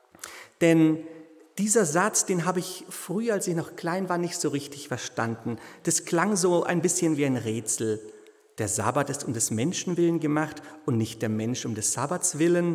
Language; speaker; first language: German; native; German